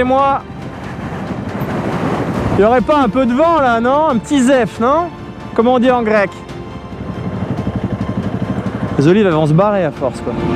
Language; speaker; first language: French; native; French